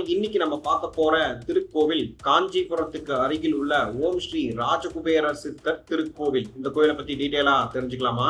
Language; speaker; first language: Tamil; native; Tamil